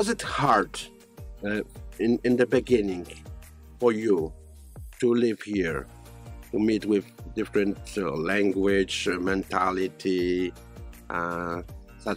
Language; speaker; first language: English; non-native, fluent; Polish